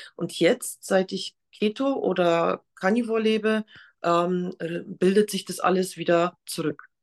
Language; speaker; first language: German; non-native, fluent; Polish